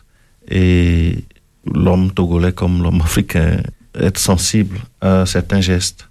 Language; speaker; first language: French; non-native, local second language; Ewe